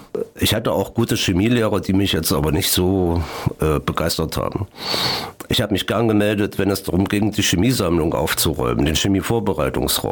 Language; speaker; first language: German; native; German